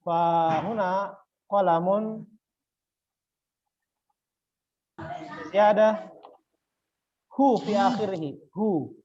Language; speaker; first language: Arabic; non-native, fluent; Indonesian